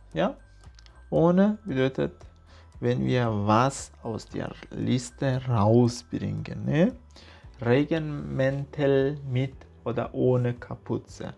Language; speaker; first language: German; non-native, fluent; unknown